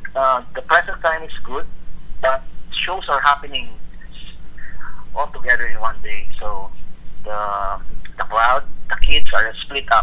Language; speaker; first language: English; non-native, local second language; Filipino